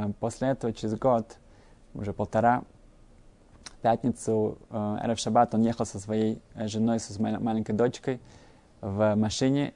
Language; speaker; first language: Russian; early bilingual, heritage; Russian